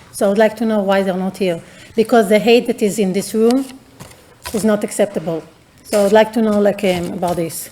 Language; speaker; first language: English; non-native, fluent; Hebrew